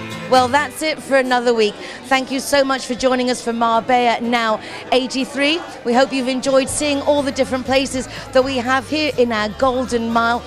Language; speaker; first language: English; native; English